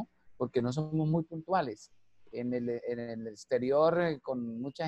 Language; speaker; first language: Spanish; native; Spanish